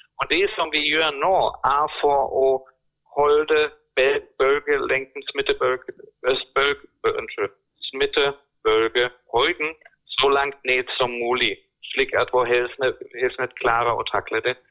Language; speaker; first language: Norwegian; non-native, fluent; German